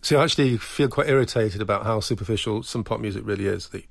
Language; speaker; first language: English; native; English